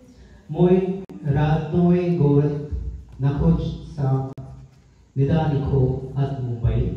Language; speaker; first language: Russian; non-native, learner; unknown